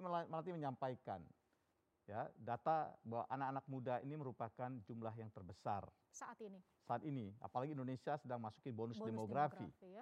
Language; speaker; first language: Indonesian; native; Indonesian